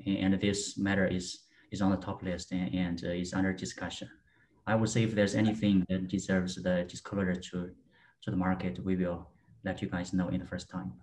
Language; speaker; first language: English; non-native, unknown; Chinese